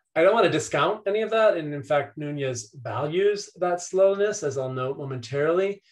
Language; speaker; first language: English; native; English